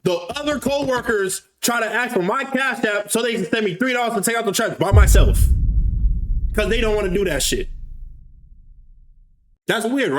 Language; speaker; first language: English; native; English